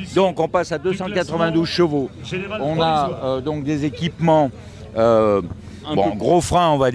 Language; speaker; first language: French; native; French